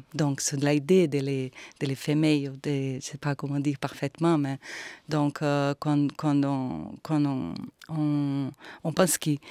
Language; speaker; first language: French; non-native, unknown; Portuguese